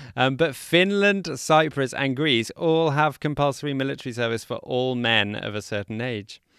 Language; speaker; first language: English; native; English